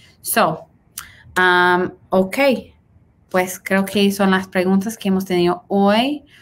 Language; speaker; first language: Spanish; early bilingual, heritage; Spanish